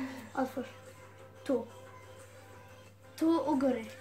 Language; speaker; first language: Polish; early bilingual, heritage; Polish